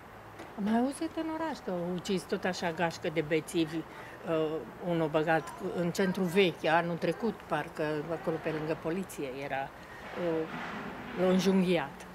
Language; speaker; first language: Romanian; native; Romanian